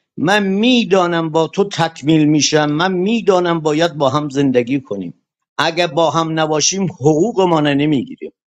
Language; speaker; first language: Persian; non-native, local second language; Kurdish